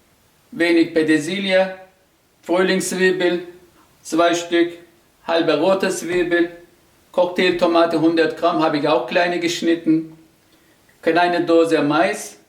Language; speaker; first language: German; non-native, local second language; Turkish